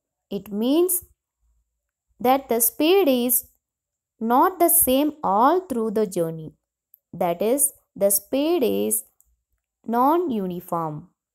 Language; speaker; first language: English; non-native, local second language; Tamil